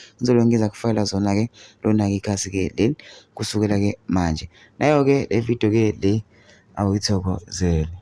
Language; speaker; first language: Zulu; native; Zulu